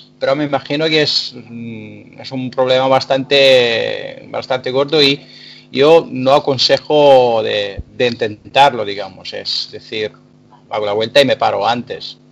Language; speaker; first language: Spanish; non-native, fluent; Italian